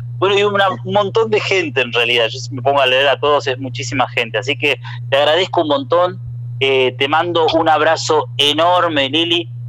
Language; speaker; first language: Spanish; native; Spanish